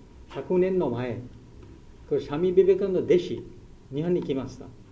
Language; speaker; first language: Japanese; non-native, learner; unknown